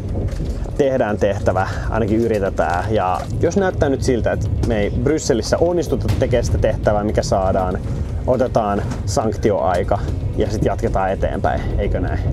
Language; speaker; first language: Finnish; native; Finnish